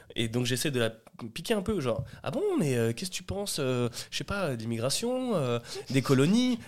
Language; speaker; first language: French; early bilingual, other home language; Portuguese